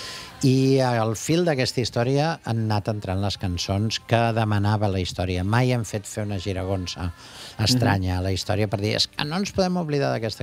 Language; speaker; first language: Catalan; native; Catalan